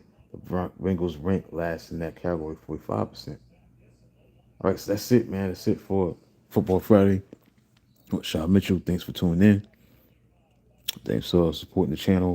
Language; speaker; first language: English; native; English